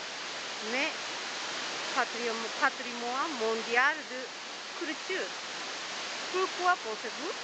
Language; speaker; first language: French; non-native, learner; Japanese